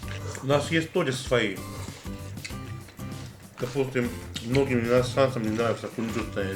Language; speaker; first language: Russian; non-native, learner; Korean